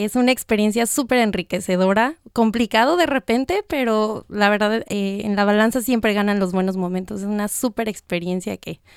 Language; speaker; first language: Spanish; native; Spanish